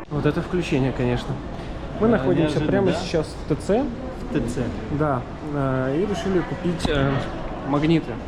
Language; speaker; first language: Russian; native; Russian